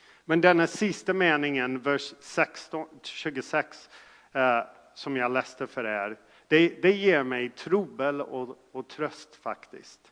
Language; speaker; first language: Swedish; non-native, fluent; English